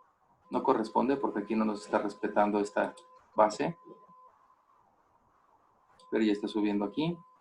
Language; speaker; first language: Spanish; native; Spanish